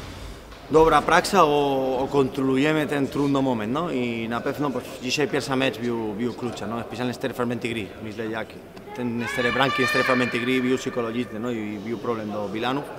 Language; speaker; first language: Polish; non-native, learner; Spanish